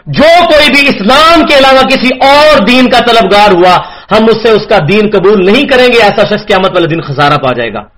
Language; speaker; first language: Urdu; non-native, local second language; Punjabi